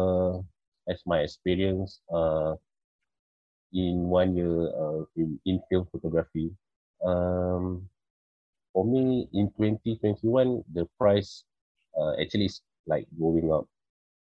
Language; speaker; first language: English; non-native, local second language; Malay